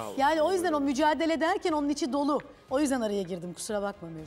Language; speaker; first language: Turkish; native; Turkish